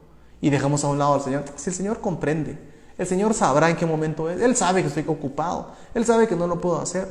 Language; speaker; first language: Spanish; native; Spanish